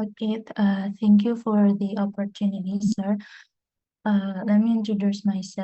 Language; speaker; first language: English; non-native, fluent; Indonesian